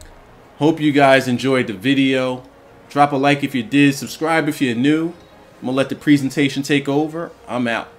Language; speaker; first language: English; native; English